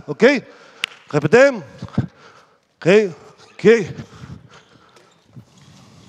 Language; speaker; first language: French; non-native, fluent; Spanish